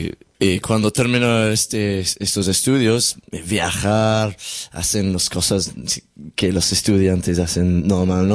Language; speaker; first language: Spanish; non-native, learner; English